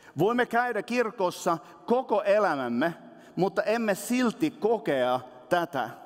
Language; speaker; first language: Finnish; non-native, local second language; Swedish